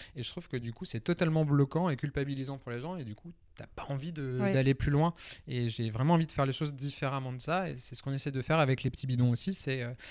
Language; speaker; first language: French; native; French